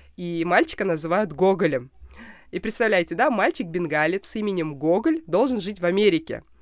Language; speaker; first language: Russian; non-native, local second language; Kazakh